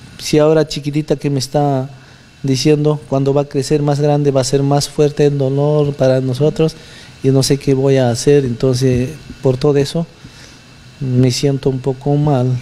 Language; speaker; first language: Spanish; native; Spanish